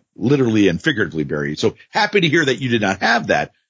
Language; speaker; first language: English; native; English